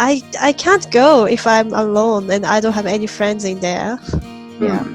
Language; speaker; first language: English; non-native, fluent; Japanese